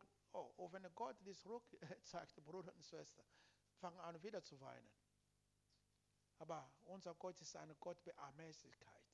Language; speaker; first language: German; non-native, learner; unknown